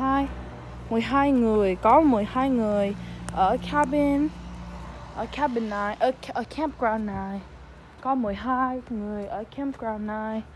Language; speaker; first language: Vietnamese; non-native, learner; English